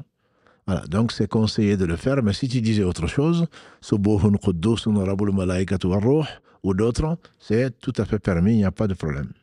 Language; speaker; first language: French; native; French